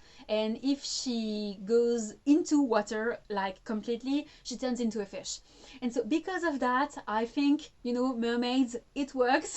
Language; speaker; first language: English; non-native, fluent; French